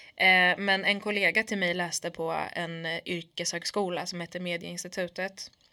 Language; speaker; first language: Swedish; early bilingual, other home language; Kurdish